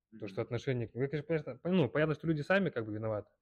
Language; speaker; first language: Russian; early bilingual, other home language; Kyrgyz